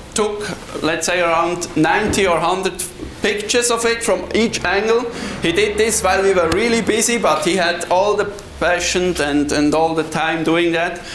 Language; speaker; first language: English; non-native, fluent; Swiss German